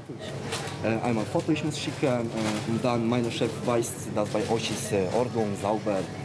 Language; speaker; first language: German; non-native, learner; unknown